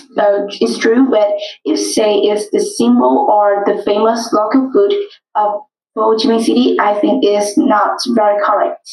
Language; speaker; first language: English; non-native, learner; Vietnamese